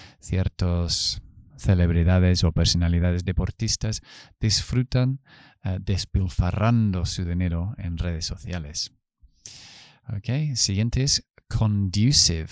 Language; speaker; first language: Spanish; non-native, fluent; English